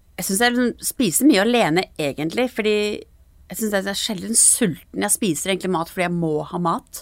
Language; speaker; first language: Norwegian; early bilingual, other home language; English